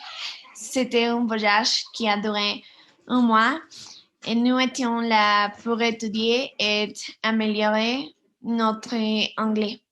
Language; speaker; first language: French; non-native, learner; Spanish